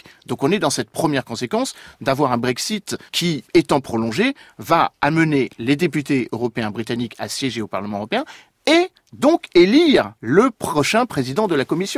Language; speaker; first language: French; native; French